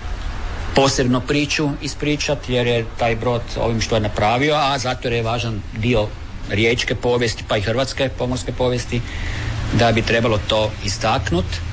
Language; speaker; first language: Serbian; native; Serbian